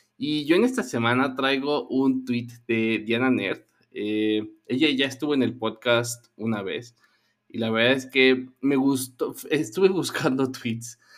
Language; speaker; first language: Spanish; native; Spanish